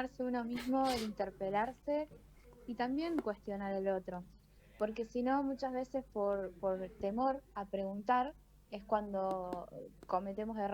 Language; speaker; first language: Spanish; native; Spanish